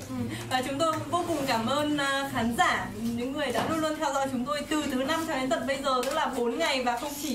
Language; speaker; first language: Vietnamese; native; Vietnamese